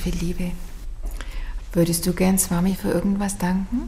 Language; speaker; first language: German; native; German